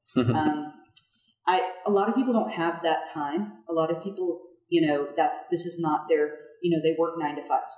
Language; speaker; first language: English; native; English